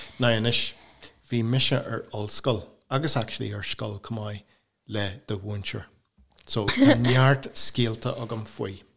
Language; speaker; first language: Irish; non-native, local second language; English